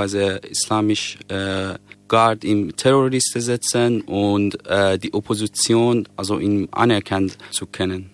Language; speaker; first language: German; non-native, fluent; Persian